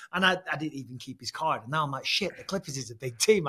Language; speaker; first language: English; native; English